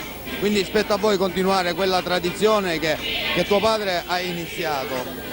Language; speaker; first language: Italian; native; Italian